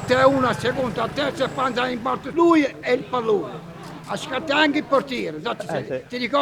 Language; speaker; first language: Italian; native; Italian